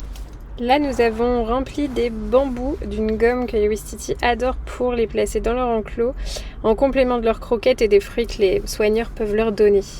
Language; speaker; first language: French; native; French